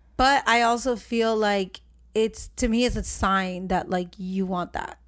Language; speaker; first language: English; early bilingual, other home language; Spanish